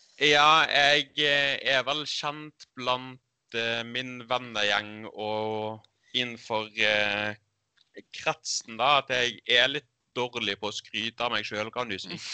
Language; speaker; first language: Norwegian; early bilingual, other home language; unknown